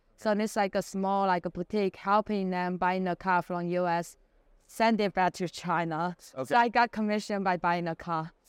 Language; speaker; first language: English; non-native, fluent; Chinese